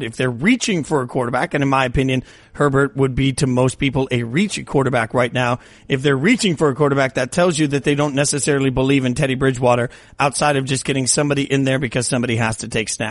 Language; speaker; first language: English; native; English